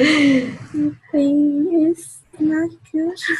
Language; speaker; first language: English; non-native, learner; Vietnamese